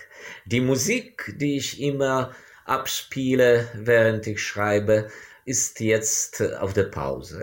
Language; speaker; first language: German; non-native, fluent; Ukrainian